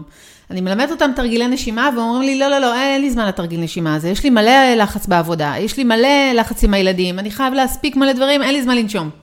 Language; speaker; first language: Hebrew; native; Hebrew